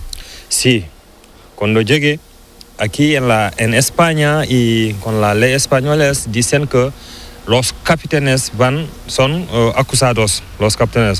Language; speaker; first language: Spanish; non-native, learner; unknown